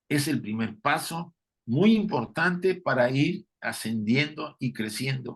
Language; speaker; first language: Spanish; native; Spanish